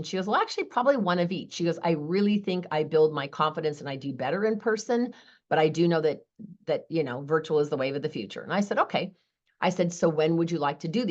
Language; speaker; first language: English; native; English